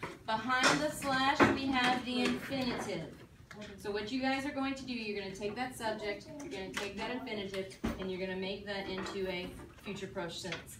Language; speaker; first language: English; native; English